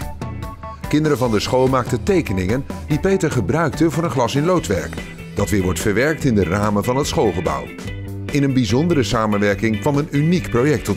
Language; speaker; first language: Dutch; native; Dutch